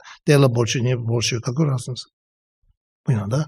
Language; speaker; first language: Russian; non-native, learner; Tibetan